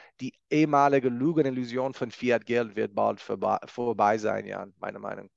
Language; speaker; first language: German; non-native, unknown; English